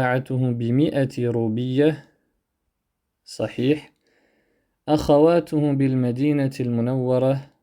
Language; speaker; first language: Arabic; non-native, fluent; French